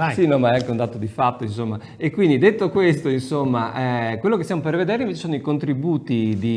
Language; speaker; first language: Italian; native; Italian